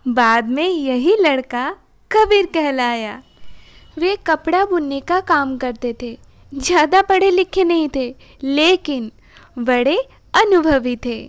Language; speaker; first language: Hindi; non-native, local second language; Odia